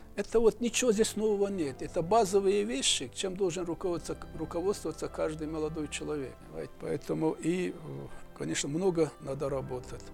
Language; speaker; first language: Russian; non-native, local second language; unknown